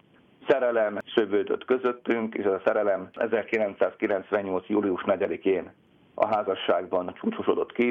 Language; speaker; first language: Hungarian; native; Hungarian